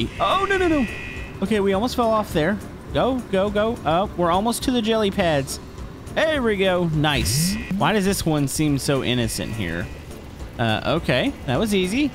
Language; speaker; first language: English; native; English